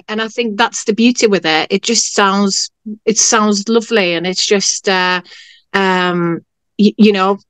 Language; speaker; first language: English; non-native, fluent; Norwegian